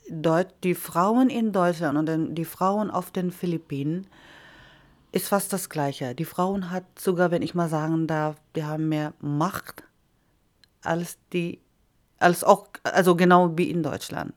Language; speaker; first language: German; non-native, fluent; Iloko